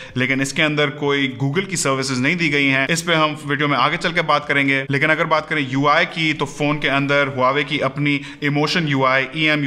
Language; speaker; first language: Urdu; native; Urdu